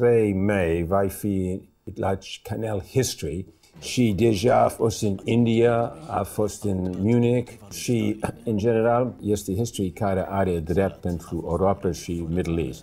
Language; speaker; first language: Romanian; early bilingual, heritage; English